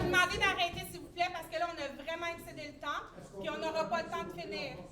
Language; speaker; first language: French; native; French